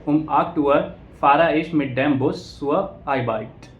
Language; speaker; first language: German; non-native, fluent; Hindi